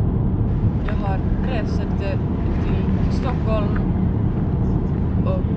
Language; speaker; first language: Swedish; non-native, local second language; Finnish